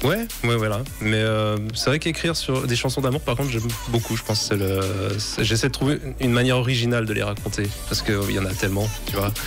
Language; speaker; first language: French; native; French